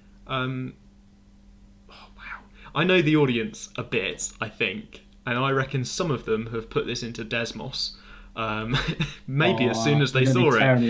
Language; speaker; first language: English; native; English